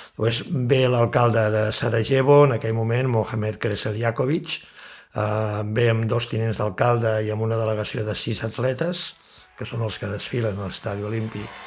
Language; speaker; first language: Catalan; native; Catalan